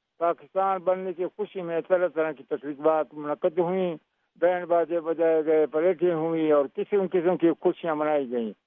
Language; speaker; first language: Urdu; non-native, local second language; Pashto